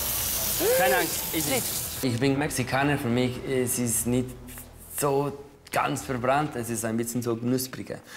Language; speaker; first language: German; non-native, learner; Spanish